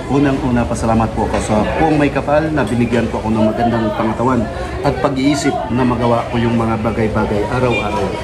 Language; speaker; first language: Filipino; non-native, local second language; Cebuano